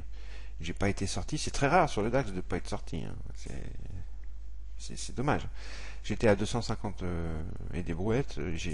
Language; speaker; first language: French; native; French